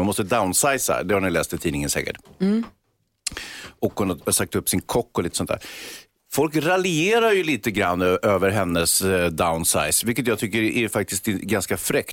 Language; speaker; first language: Swedish; native; Swedish